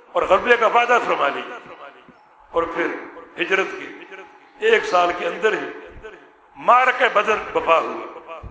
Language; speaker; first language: Urdu; native; Urdu